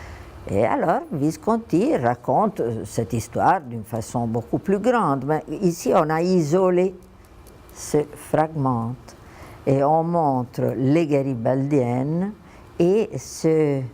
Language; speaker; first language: French; non-native, fluent; Italian